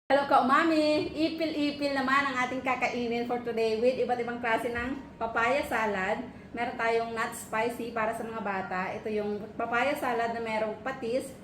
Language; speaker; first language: Filipino; non-native, local second language; Iloko